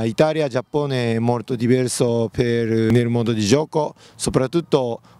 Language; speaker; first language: Italian; non-native, learner; Japanese